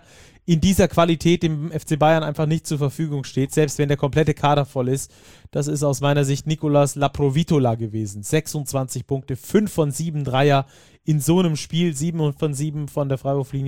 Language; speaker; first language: German; native; German